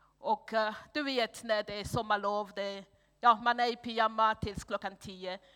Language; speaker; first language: Swedish; non-native, fluent; Rundi